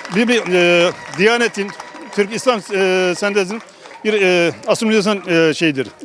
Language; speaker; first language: Turkish; native; Turkish